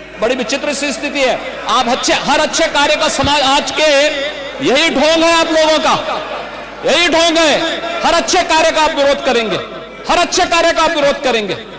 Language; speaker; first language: Hindi; native; Hindi